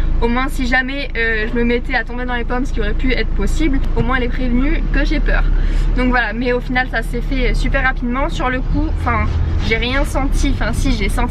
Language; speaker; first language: French; native; French